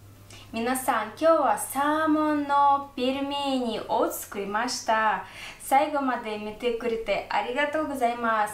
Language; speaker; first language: Japanese; non-native, learner; Russian